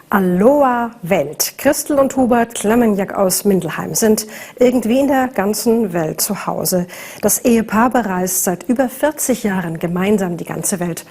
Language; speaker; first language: German; native; German